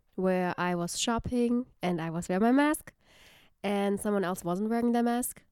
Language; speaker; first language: English; non-native, fluent; German